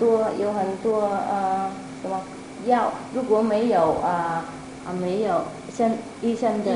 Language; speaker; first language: Chinese; non-native, fluent; Vietnamese